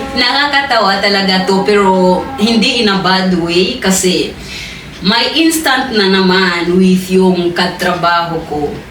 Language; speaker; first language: Filipino; non-native, fluent; Swahili